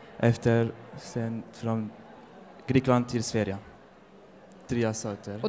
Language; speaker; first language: Swedish; non-native, learner; Arabic